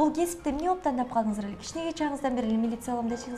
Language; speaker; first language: Kyrgyz; native; Kyrgyz